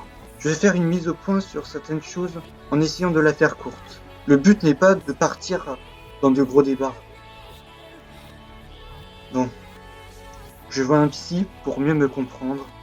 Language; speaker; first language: French; native; French